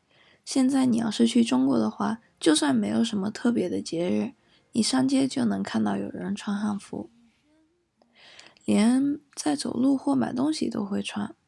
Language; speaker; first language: Chinese; early bilingual, heritage; English